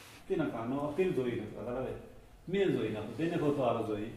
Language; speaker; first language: Greek; non-native, learner; Punjabi